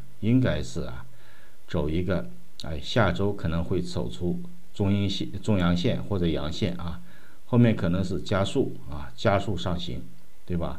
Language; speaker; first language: Chinese; native; Chinese